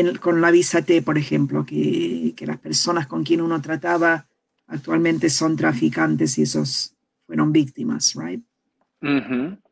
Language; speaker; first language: Spanish; early bilingual, heritage; Spanish